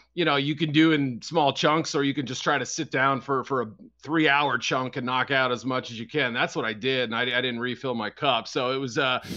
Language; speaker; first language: English; native; English